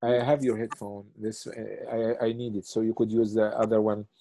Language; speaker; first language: English; non-native, fluent; Arabic